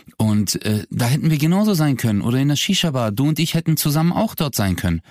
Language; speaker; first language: German; early bilingual, other home language; Turkish